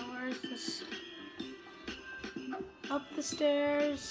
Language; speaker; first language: English; native; English